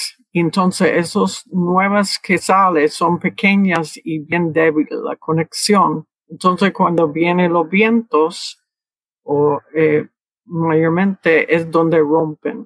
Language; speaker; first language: Spanish; early bilingual, heritage; Spanish